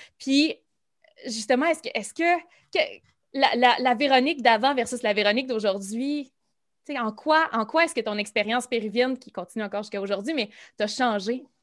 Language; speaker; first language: French; native; French